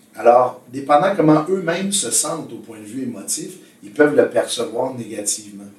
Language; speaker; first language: French; native; French